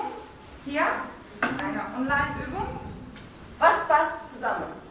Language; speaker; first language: German; non-native, fluent; Arabic